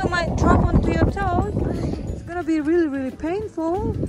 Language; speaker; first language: English; non-native, fluent; Indonesian